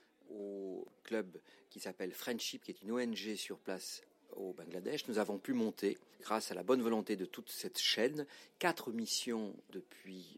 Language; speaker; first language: French; native; French